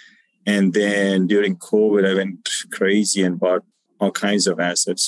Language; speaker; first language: English; non-native, local second language; Tamil